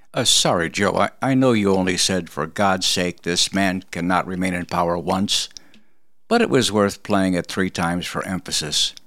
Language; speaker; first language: English; early bilingual, other home language; Polish